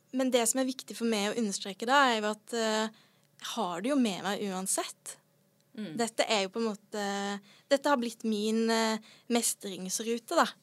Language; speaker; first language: Norwegian; native; Norwegian